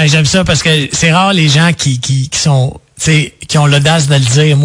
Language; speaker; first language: French; native; French